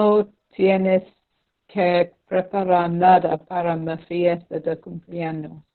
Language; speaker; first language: Spanish; non-native, learner; English